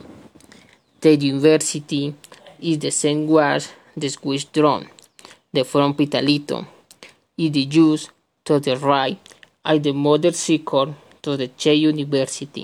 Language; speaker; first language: English; non-native, learner; Spanish